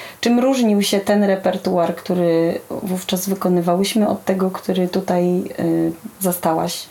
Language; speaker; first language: Polish; native; Polish